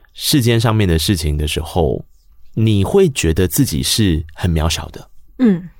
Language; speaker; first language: Chinese; native; Chinese